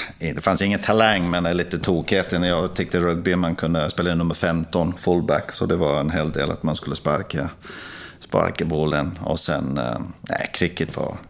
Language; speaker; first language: Swedish; non-native, fluent; English